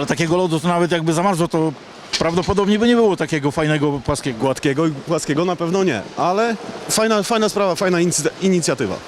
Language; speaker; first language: Polish; native; Polish